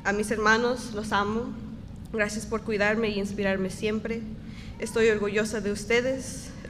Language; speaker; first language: Spanish; early bilingual, heritage; Spanish